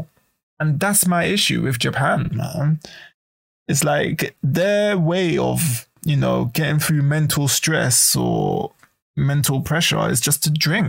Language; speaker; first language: English; native; English